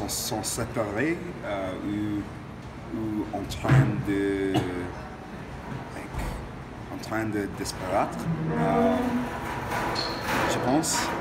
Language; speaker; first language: French; non-native, learner; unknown